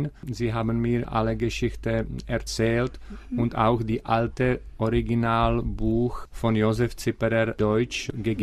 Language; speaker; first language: German; non-native, learner; Czech